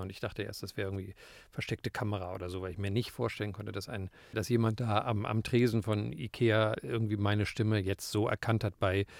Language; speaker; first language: German; native; German